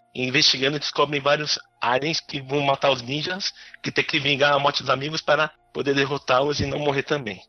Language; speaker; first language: Portuguese; native; Portuguese